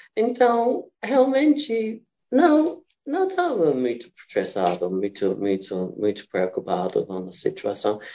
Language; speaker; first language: Portuguese; non-native, fluent; English